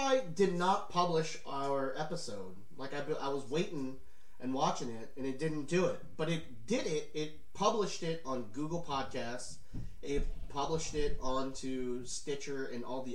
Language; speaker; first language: English; native; English